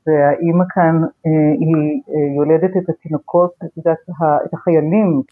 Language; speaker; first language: Hebrew; native; Hebrew